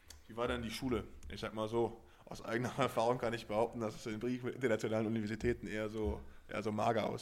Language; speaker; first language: German; native; German